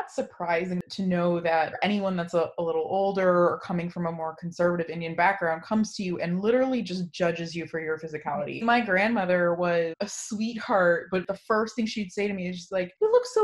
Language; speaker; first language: English; native; English